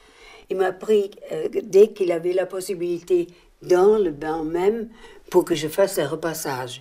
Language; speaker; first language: French; non-native, fluent; German